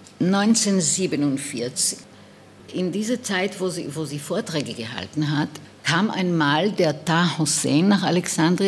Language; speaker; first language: German; non-native, fluent; Hebrew